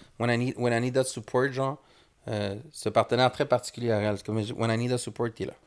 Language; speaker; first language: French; early bilingual, other home language; Spanish